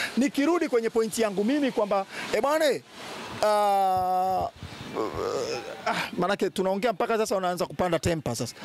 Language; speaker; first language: Swahili; native; Swahili